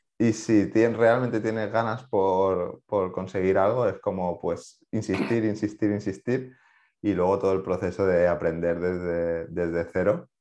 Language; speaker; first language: Spanish; native; Spanish